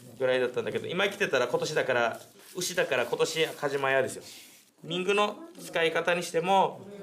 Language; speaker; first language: Japanese; native; Japanese